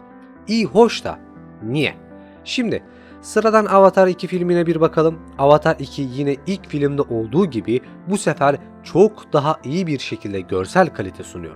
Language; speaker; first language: Turkish; native; Turkish